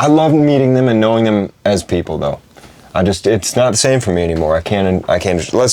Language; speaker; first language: English; native; English